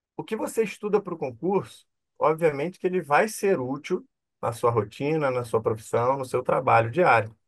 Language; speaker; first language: Portuguese; native; Portuguese